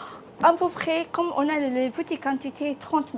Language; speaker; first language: French; non-native, learner; Arabic